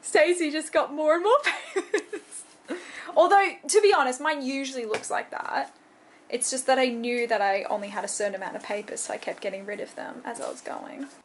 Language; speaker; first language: English; native; English